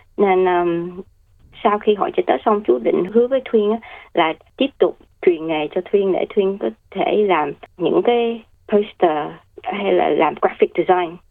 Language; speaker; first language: Vietnamese; early bilingual, heritage; Vietnamese